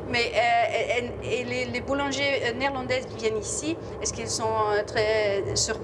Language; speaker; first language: French; non-native, learner; Dutch